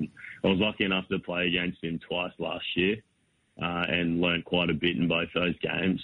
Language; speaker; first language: English; native; English